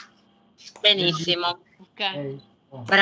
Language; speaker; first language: Italian; native; Italian